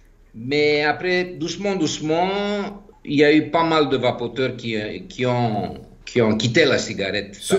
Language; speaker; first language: French; non-native, fluent; Greek